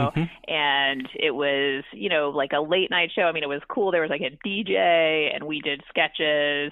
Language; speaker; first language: English; native; English